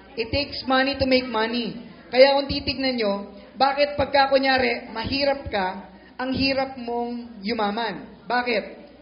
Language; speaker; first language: Filipino; native; Filipino